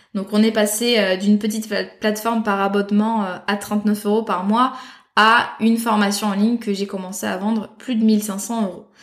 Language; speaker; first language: French; native; French